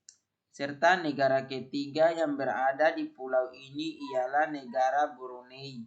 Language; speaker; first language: Indonesian; native; Indonesian